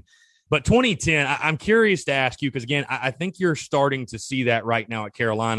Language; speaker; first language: English; native; English